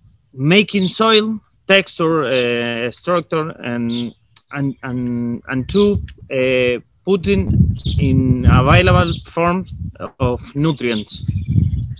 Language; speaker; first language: English; non-native, fluent; Spanish